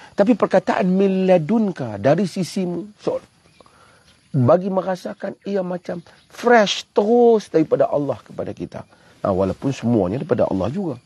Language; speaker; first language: Malay; native; Malay